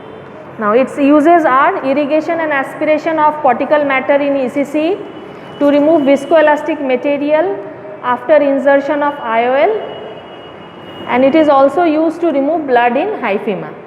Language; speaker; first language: English; non-native, local second language; Bangla